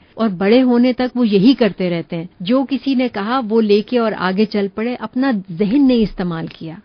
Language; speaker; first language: Urdu; native; Urdu